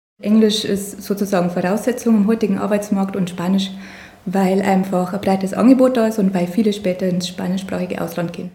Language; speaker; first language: German; native; German